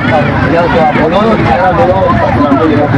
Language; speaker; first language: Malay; non-native, learner; Rohingya